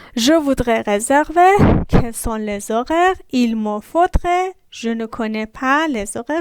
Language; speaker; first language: French; non-native, fluent; Persian